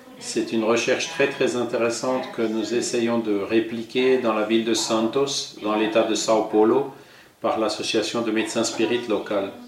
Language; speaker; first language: French; non-native, fluent; Portuguese